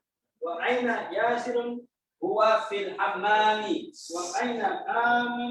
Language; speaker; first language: Arabic; non-native, learner; Indonesian